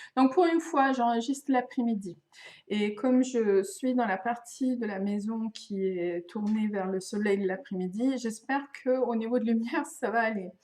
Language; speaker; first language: French; non-native, fluent; Swedish